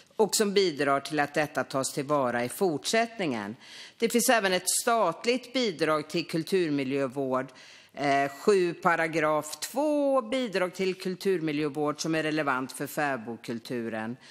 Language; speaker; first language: Swedish; native; Swedish